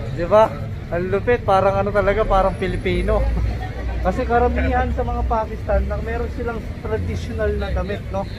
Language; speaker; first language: Filipino; native; Filipino